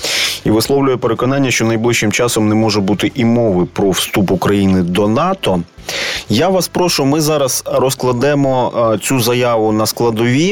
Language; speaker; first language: Ukrainian; native; Ukrainian